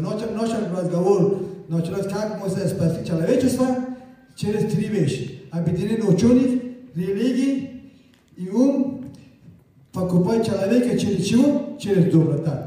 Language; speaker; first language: Russian; non-native, learner; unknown